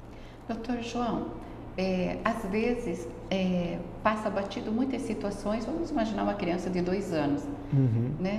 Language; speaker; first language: Portuguese; native; Portuguese